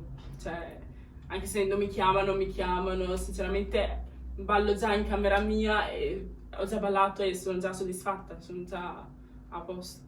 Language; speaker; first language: Italian; early bilingual, other home language; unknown